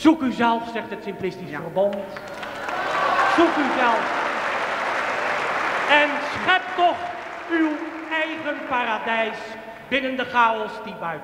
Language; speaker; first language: Dutch; native; Dutch